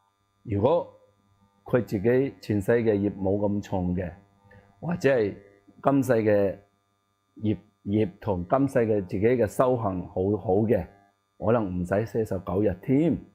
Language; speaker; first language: Cantonese; non-native, learner; Tibetan